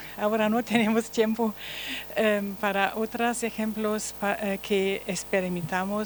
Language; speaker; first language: Spanish; non-native, learner; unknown